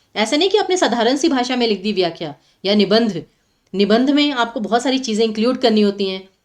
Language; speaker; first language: Hindi; native; Hindi